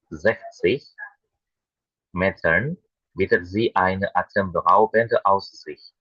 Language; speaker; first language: German; non-native, fluent; Indonesian